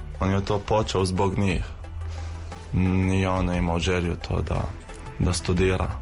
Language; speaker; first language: Serbian; non-native, fluent; Arabic